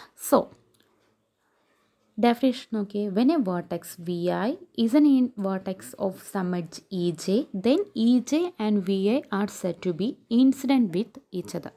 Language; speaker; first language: English; non-native, local second language; Malayalam